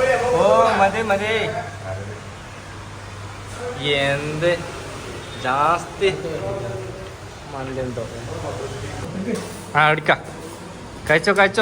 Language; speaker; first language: Malayalam; non-native, learner; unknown